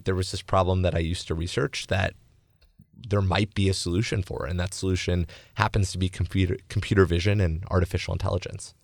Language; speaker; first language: English; native; English